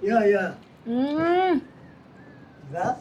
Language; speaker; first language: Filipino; non-native, learner; Japanese